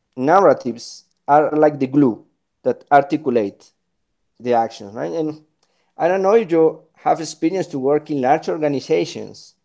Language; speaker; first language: English; non-native, fluent; Spanish